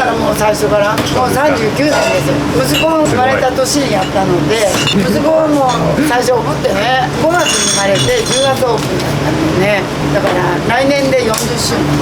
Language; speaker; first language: Japanese; native; Japanese